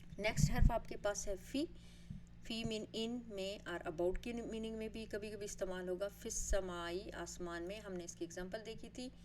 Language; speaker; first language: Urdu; native; Urdu